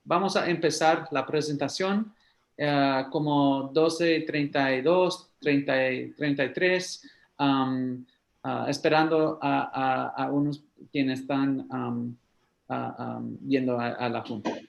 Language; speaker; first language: Spanish; early bilingual, heritage; English